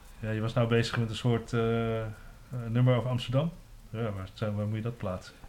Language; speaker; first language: Dutch; native; Dutch